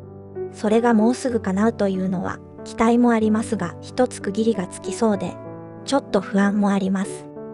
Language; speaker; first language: Japanese; native; Japanese